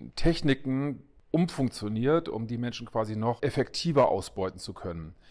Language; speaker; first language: German; native; German